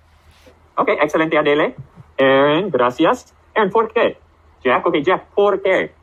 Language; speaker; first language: Spanish; non-native, fluent; English